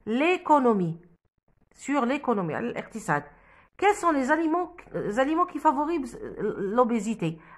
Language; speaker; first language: French; non-native, local second language; Arabic